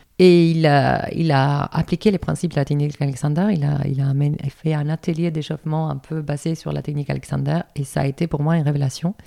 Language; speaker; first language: French; non-native, fluent; Spanish